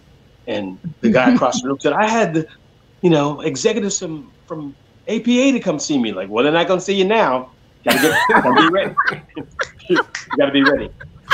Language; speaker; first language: English; native; English